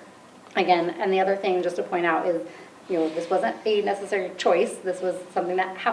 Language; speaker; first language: English; native; English